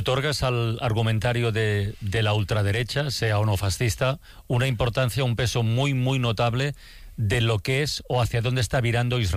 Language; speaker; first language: Spanish; native; Spanish